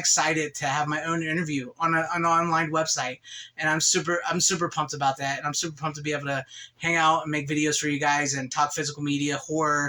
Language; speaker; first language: English; native; English